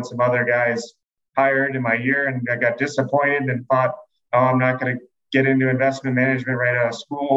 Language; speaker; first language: English; native; English